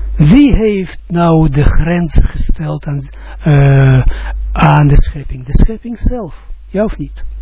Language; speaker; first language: Dutch; non-native, fluent; Russian